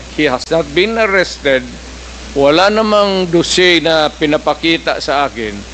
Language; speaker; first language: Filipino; non-native, local second language; Cebuano